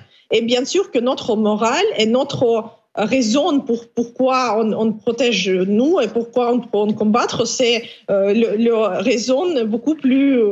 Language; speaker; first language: French; non-native, fluent; Ukrainian